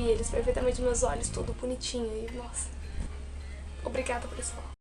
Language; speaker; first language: Portuguese; native; Portuguese